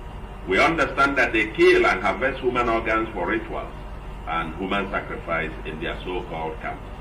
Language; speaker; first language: English; non-native, local second language; Igbo